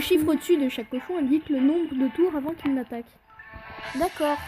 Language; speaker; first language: French; native; French